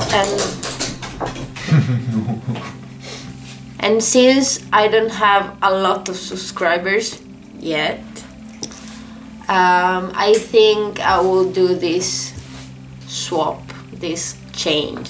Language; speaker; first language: English; non-native, fluent; Italian